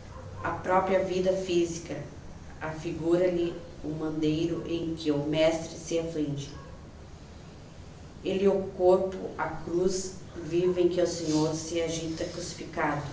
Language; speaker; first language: Portuguese; native; Portuguese